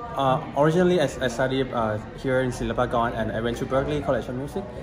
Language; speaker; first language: English; non-native, learner; Thai